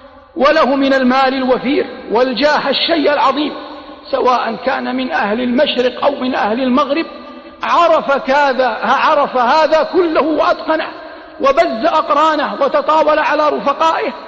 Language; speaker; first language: Arabic; native; Arabic